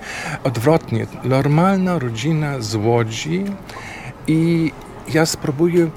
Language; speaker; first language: Polish; non-native, fluent; German